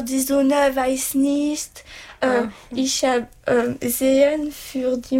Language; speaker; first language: German; non-native, learner; French